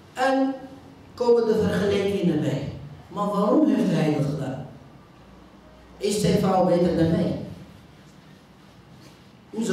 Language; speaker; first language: Dutch; non-native, fluent; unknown